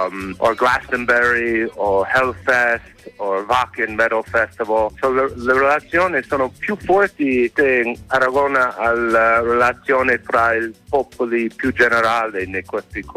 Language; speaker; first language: Italian; non-native, fluent; English